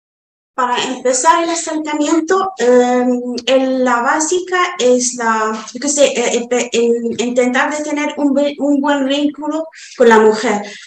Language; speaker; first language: Spanish; non-native, fluent; Arabic